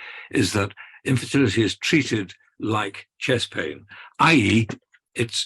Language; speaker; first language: English; native; English